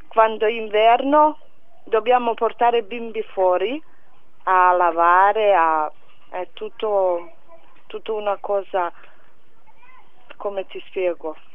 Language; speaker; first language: Italian; non-native, fluent; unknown